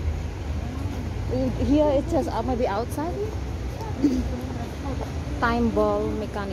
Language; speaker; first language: English; non-native, learner; Indonesian